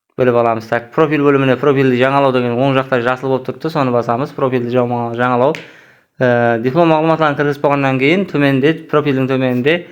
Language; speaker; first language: Uzbek; non-native, local second language; Kara-Kalpak